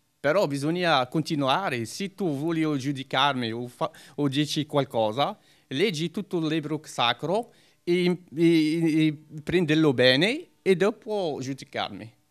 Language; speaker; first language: Italian; non-native, learner; Arabic